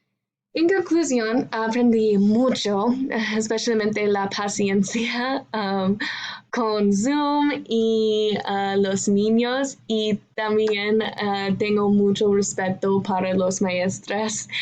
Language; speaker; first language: Spanish; non-native, learner; English